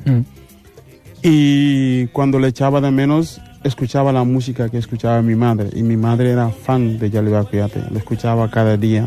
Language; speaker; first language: Spanish; non-native, fluent; Mandingo